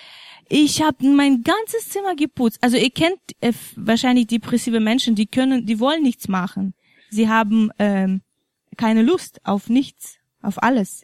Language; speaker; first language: German; non-native, fluent; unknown